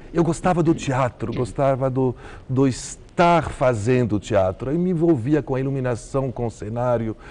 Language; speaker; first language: Portuguese; early bilingual, heritage; Arabic